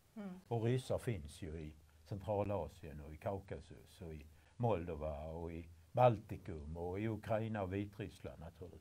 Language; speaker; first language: Swedish; native; Swedish